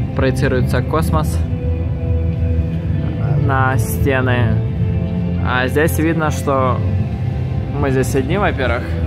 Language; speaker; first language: Russian; native; Russian